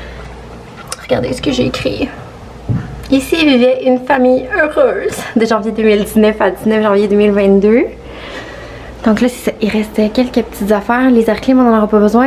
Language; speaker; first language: French; native; French